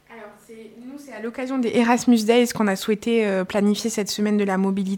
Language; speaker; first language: French; native; French